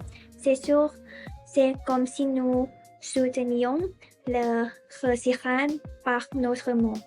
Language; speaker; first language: French; non-native, learner; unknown